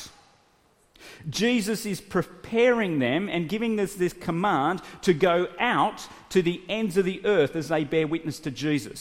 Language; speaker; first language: English; native; English